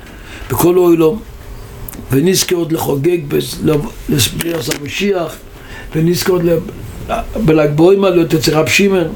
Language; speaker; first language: Hebrew; non-native, local second language; Yiddish